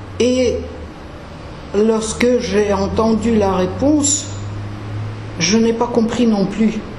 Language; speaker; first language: French; non-native, fluent; Russian